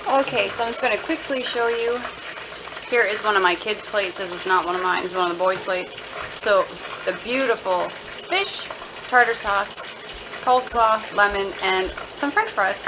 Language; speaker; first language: English; native; English